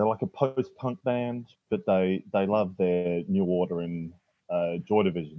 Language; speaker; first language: English; native; English